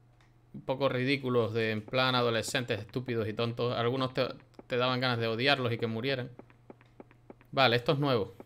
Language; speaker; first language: Spanish; native; Spanish